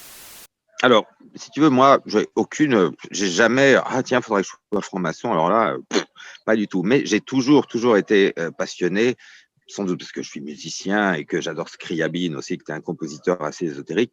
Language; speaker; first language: French; native; French